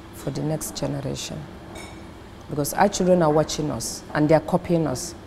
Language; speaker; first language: English; non-native, local second language; Fula